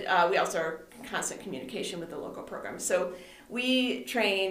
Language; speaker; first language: English; native; English